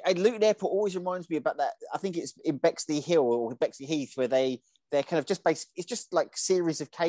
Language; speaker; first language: English; native; English